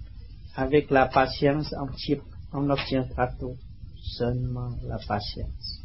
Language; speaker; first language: French; non-native, learner; Vietnamese